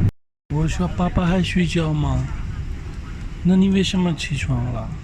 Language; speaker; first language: Chinese; non-native, fluent; Punjabi